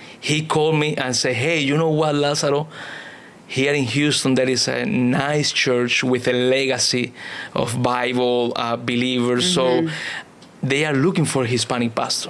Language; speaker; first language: English; non-native, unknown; Spanish